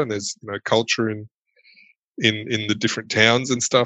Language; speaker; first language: English; early bilingual, other home language; German